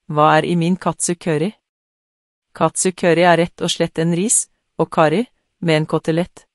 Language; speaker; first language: Norwegian; non-native, learner; Vietnamese